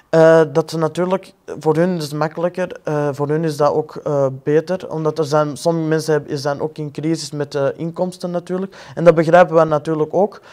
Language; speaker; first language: Dutch; non-native, fluent; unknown